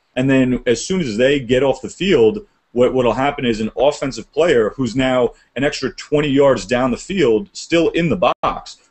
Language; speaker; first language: English; native; English